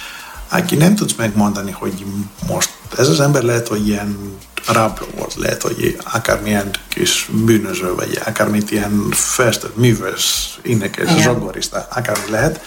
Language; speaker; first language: Hungarian; non-native, fluent; Greek